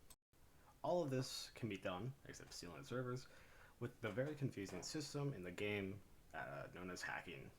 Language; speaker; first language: English; native; English